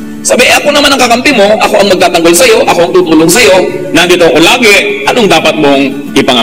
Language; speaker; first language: Filipino; native; Filipino